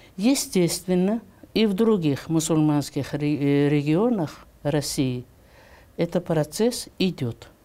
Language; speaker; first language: Russian; non-native, local second language; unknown